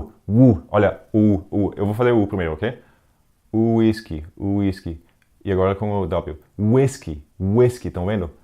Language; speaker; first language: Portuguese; non-native, fluent; Danish